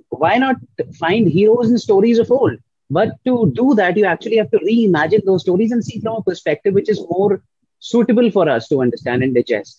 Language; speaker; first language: English; non-native, local second language; Hindi